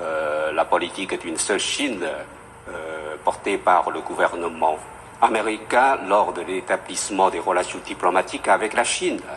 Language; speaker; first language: French; non-native, fluent; Chinese